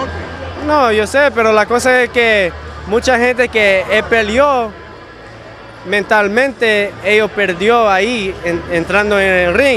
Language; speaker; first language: Spanish; early bilingual, heritage; Spanish